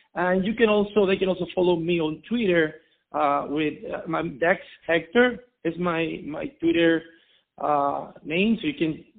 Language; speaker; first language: English; non-native, fluent; Spanish